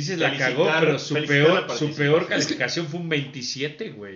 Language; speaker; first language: Spanish; native; Spanish